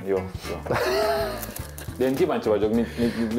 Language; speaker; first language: Hungarian; non-native, learner; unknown